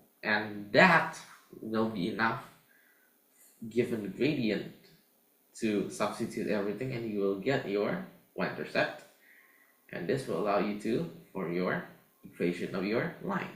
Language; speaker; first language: English; non-native, fluent; Indonesian